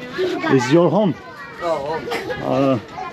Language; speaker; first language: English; non-native, learner; Turkish